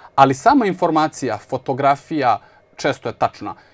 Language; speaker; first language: Serbian; native; Serbian